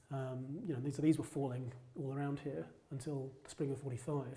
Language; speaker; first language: English; native; English